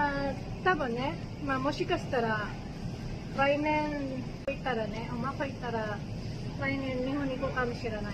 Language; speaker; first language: Japanese; non-native, learner; Filipino